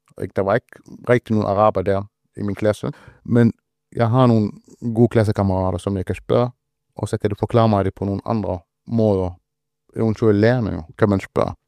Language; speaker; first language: Danish; non-native, fluent; Arabic